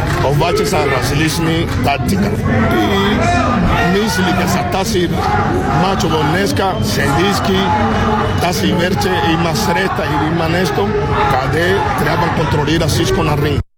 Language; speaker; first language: Bulgarian; non-native, learner; Spanish